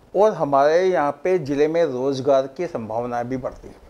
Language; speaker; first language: Hindi; native; Hindi